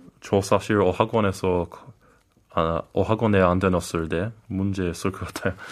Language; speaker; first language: Korean; non-native, learner; English